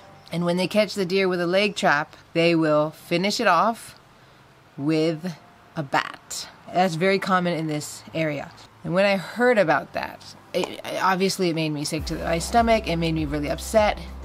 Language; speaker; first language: English; native; English